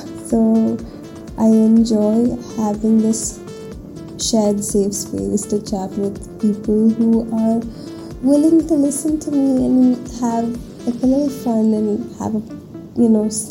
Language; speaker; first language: English; non-native, local second language; Malayalam